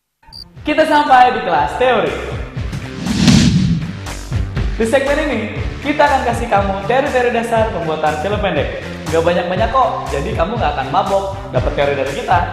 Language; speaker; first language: Indonesian; native; Indonesian